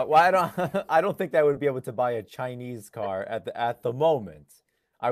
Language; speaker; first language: English; non-native, fluent; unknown